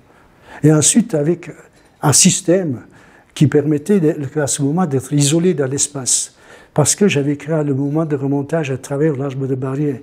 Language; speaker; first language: French; non-native, fluent; Italian